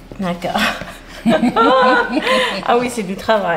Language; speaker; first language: French; early bilingual, heritage; English